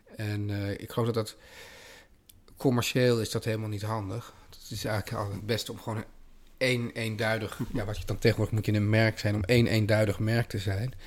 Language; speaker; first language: Dutch; native; Dutch